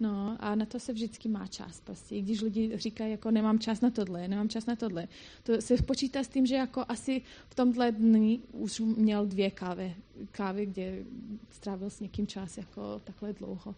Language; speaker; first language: Czech; non-native, fluent; Croatian